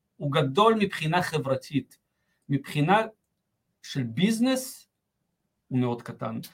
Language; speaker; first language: Hebrew; early bilingual, other home language; Russian